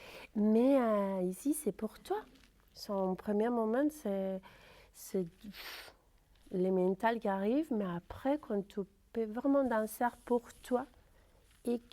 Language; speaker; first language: French; non-native, fluent; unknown